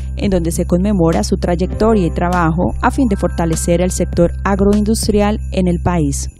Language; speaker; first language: Spanish; non-native, fluent; French